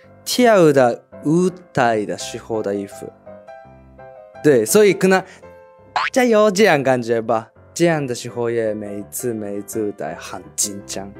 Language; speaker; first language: Chinese; non-native, learner; Japanese